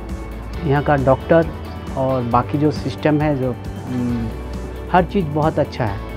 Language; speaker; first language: Hindi; non-native, local second language; Bangla